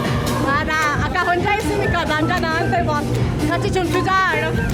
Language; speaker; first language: Korean; non-native, learner; Spanish